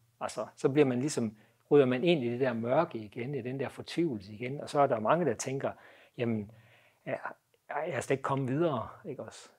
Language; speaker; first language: Danish; native; Danish